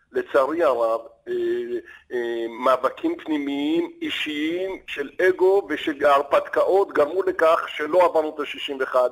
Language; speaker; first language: Hebrew; early bilingual, other home language; Arabic